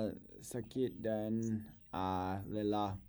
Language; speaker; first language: Indonesian; non-native, learner; English